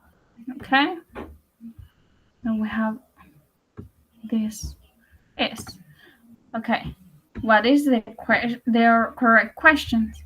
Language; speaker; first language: English; non-native, learner; Spanish